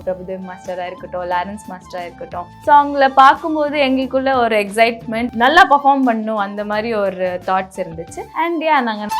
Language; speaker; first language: Tamil; native; Tamil